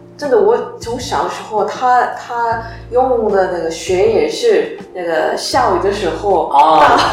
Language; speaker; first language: Chinese; non-native, learner; Korean